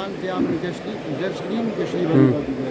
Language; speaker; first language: German; non-native, learner; Albanian